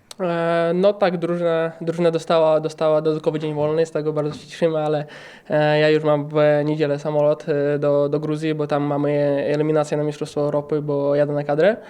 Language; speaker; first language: Polish; non-native, fluent; Russian